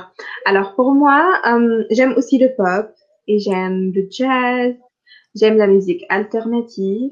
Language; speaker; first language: French; non-native, local second language; Arabic